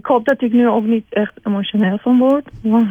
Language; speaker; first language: Dutch; non-native, fluent; Persian